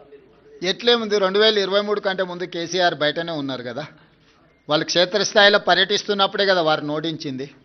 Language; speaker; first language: Telugu; native; Telugu